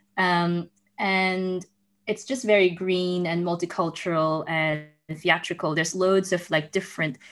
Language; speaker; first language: English; non-native, local second language; Filipino